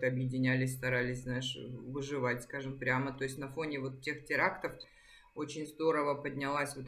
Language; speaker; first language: Russian; native; Russian